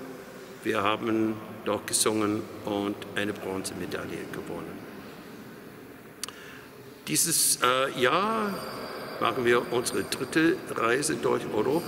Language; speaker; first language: German; non-native, fluent; English